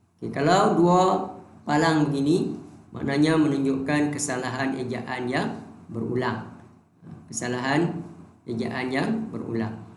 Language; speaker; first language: Malay; native; Malay